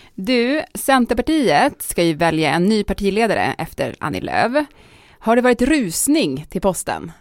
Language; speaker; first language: Swedish; native; Swedish